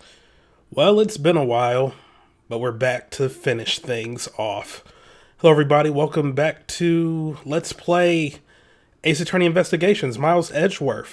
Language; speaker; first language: English; native; English